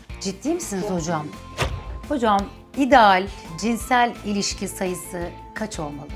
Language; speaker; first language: Turkish; native; Turkish